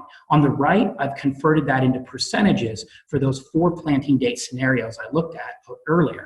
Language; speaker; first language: English; native; English